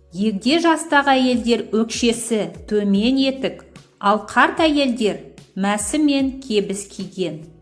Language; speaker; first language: Kazakh; native; Kazakh